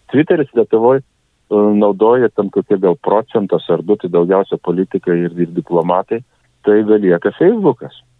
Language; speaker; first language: Lithuanian; native; Lithuanian